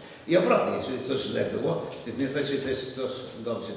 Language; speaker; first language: Polish; non-native, learner; English